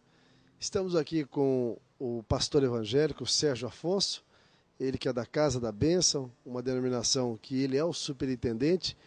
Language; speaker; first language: Portuguese; native; Portuguese